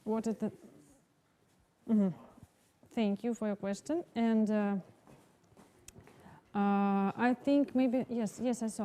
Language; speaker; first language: English; non-native, learner; Russian